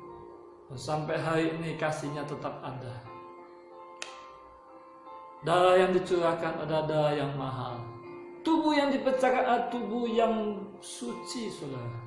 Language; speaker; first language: Indonesian; native; Indonesian